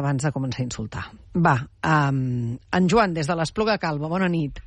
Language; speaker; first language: Catalan; native; Catalan